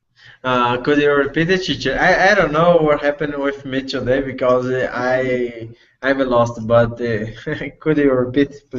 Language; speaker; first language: English; non-native, learner; Portuguese